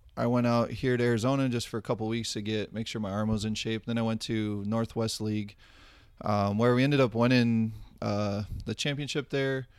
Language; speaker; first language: English; native; English